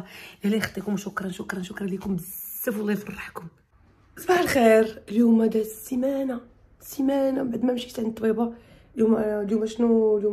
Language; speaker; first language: Arabic; native; Arabic